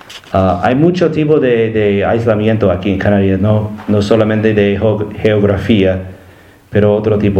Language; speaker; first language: Spanish; non-native, learner; English